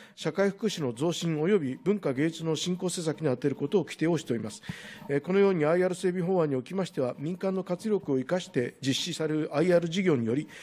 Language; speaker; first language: Japanese; native; Japanese